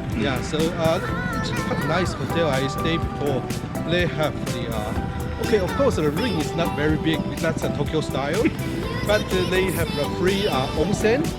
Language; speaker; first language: English; non-native, fluent; Chinese